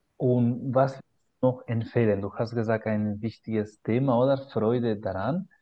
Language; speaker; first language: German; non-native, fluent; Spanish